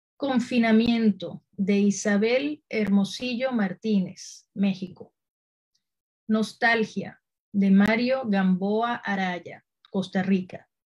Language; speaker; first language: Spanish; native; Spanish